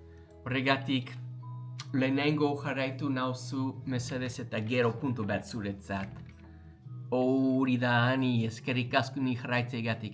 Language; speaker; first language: Basque; non-native, learner; English